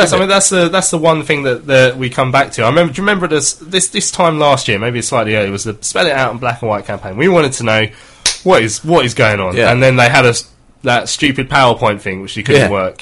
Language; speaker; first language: English; native; English